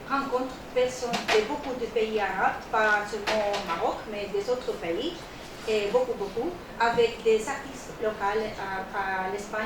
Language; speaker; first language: French; non-native, learner; Spanish